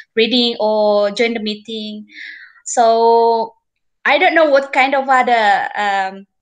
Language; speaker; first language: English; non-native, fluent; Indonesian